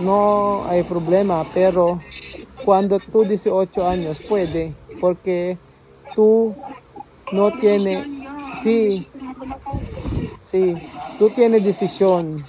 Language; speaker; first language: Spanish; non-native, learner; Filipino